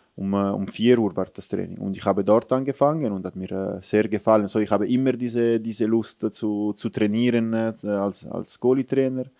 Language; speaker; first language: German; non-native, fluent; Italian